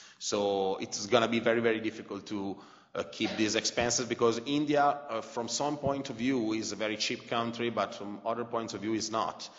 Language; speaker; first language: English; non-native, fluent; Italian